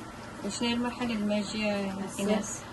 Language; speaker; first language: Arabic; native; Arabic